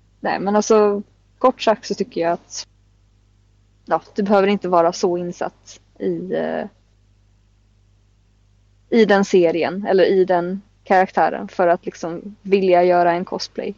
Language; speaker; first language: Swedish; native; Swedish